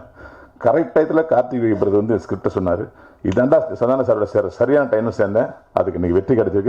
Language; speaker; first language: Tamil; native; Tamil